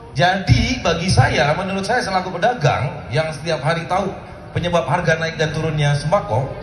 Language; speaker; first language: Indonesian; native; Indonesian